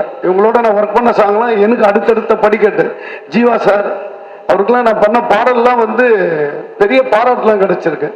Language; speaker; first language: Tamil; native; Tamil